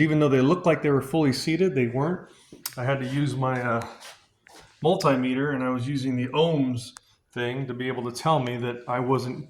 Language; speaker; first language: English; native; English